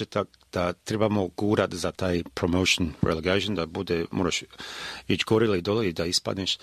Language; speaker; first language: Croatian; early bilingual, heritage; Croatian